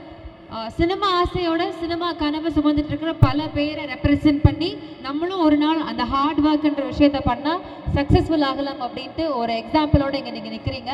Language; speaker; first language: Tamil; native; Tamil